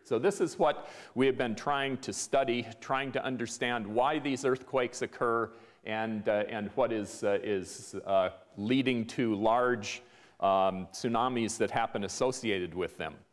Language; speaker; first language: English; native; English